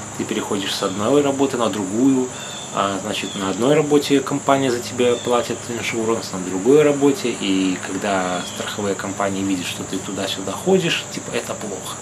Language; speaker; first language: Russian; native; Russian